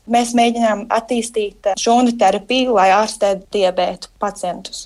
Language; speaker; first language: Latvian; early bilingual, heritage; Latvian